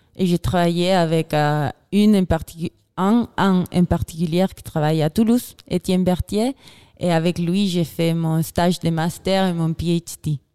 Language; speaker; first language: French; non-native, fluent; Spanish